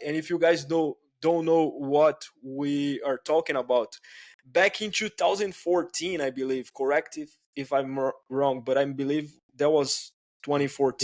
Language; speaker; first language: English; non-native, fluent; Portuguese